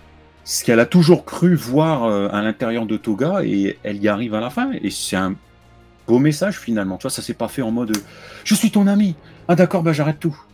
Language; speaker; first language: French; native; French